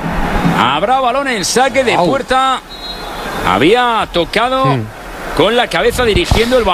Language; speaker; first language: Spanish; native; Spanish